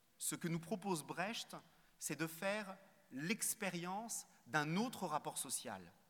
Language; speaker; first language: French; native; French